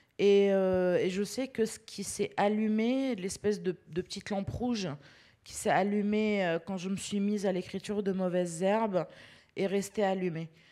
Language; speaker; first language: French; early bilingual, other home language; Arabic